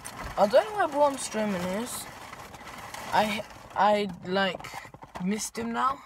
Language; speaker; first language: English; native; English